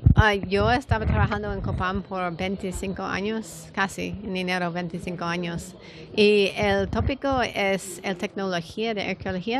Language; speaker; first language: Spanish; non-native, fluent; English